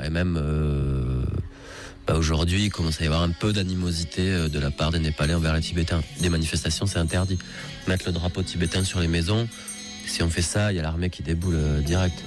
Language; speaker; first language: French; native; French